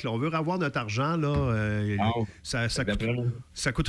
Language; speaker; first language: French; native; French